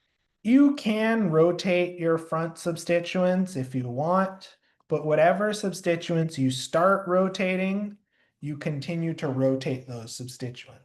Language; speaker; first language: English; native; English